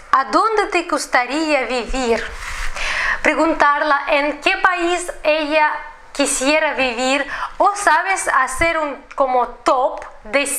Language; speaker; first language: Spanish; non-native, fluent; Russian